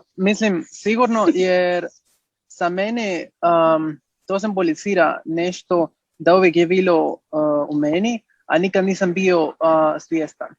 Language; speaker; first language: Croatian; early bilingual, heritage; Spanish